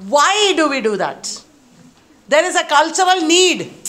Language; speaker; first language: English; non-native, local second language; Malayalam